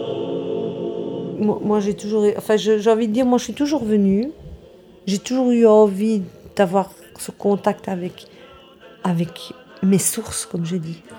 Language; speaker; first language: French; early bilingual, other home language; Italian